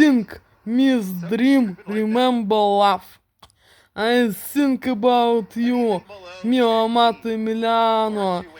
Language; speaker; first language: English; non-native, learner; Russian